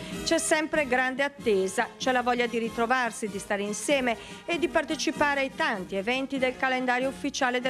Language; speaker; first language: Italian; native; Italian